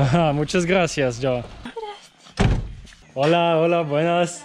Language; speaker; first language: Spanish; non-native, learner; Bulgarian